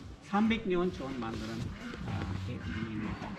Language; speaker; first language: Korean; non-native, fluent; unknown